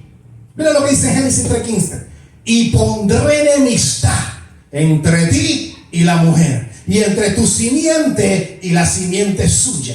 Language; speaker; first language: Spanish; native; Spanish